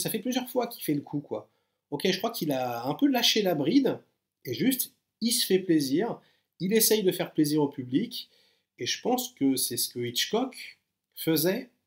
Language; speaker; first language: French; native; French